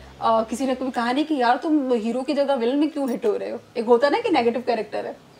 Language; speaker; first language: Urdu; native; Urdu